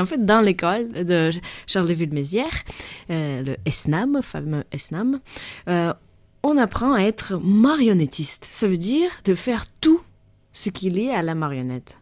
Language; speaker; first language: French; non-native, fluent; Russian